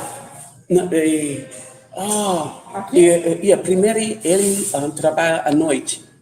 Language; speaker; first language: Portuguese; non-native, learner; English